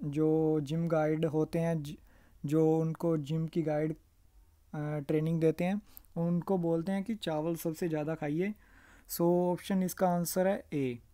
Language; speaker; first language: Hindi; non-native, local second language; Punjabi